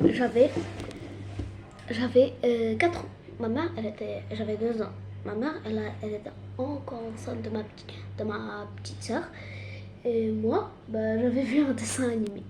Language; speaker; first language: French; early bilingual, other home language; Arabic